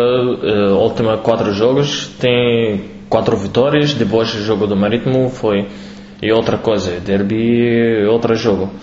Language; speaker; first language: Portuguese; non-native, learner; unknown